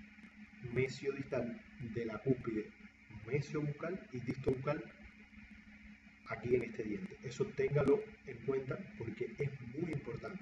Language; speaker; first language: Spanish; native; Spanish